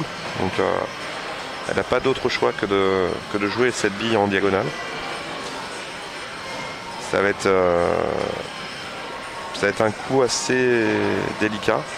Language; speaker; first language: French; native; French